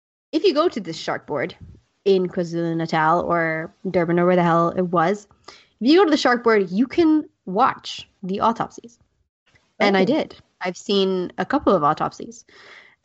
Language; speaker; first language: English; native; English